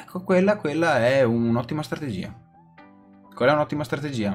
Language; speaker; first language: Italian; native; Italian